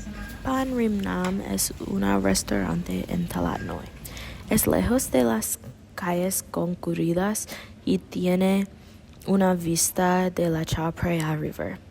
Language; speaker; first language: Spanish; non-native, learner; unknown